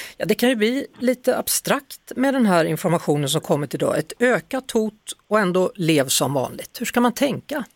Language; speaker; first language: Swedish; native; Swedish